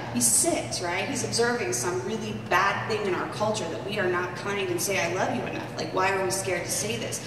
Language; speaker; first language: English; native; English